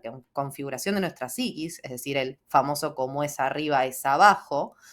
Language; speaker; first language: Spanish; native; Spanish